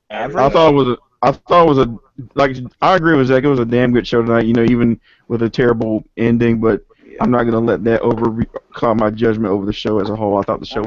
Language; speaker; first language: English; native; English